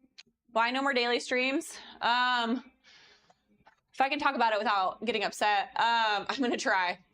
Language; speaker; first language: English; native; English